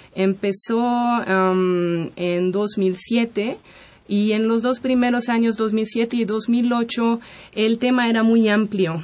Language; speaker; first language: Spanish; non-native, fluent; German